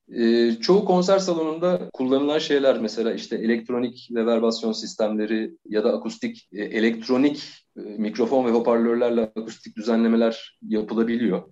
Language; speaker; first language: Turkish; native; Turkish